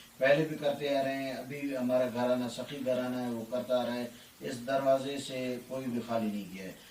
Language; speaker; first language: Urdu; non-native, local second language; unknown